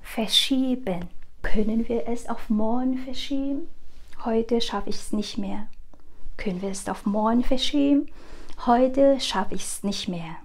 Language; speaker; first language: German; non-native, fluent; Vietnamese